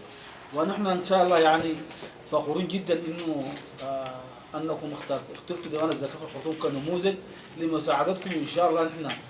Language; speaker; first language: Arabic; native; Arabic